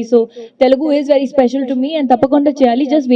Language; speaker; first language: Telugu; non-native, learner; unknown